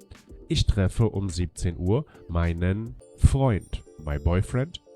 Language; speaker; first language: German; non-native, fluent; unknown